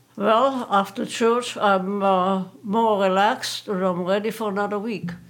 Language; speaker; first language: English; non-native, fluent; German